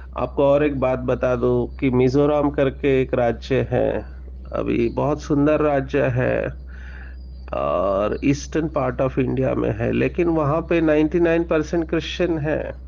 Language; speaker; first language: Hindi; non-native, local second language; Marathi